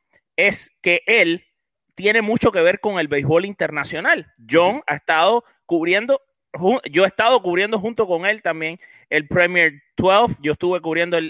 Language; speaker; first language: Spanish; non-native, learner; English